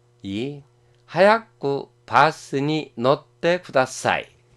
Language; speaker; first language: Japanese; non-native, fluent; Korean